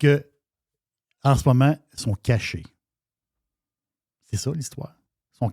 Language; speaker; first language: French; native; French